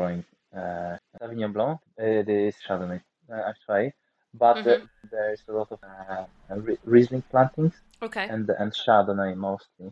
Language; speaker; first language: English; non-native, fluent; Polish